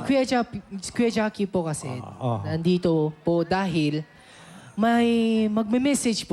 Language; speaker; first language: Filipino; non-native, learner; Japanese